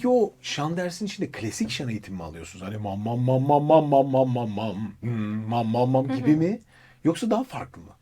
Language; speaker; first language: Turkish; native; Turkish